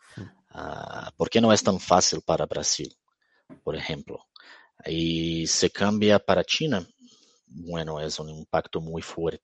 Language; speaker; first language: Spanish; non-native, fluent; Portuguese